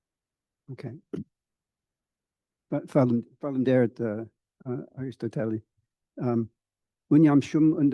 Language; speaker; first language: Albanian; non-native, fluent; English